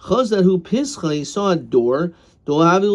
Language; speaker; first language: English; native; English